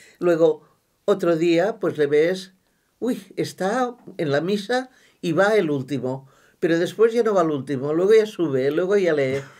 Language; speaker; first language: Spanish; non-native, local second language; Catalan